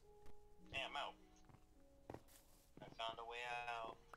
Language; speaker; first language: English; native; English